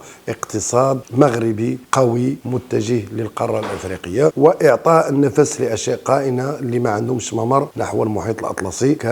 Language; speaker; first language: Arabic; native; Arabic